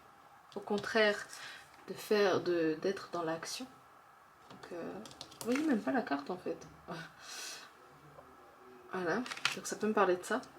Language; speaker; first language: French; native; French